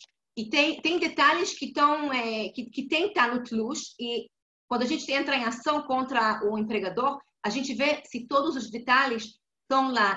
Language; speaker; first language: Portuguese; non-native, fluent; Hebrew